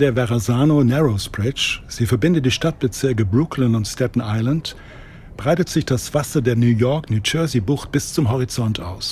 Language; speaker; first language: German; native; German